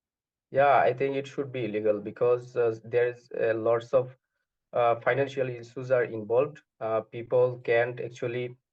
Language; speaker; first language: English; non-native, learner; Bangla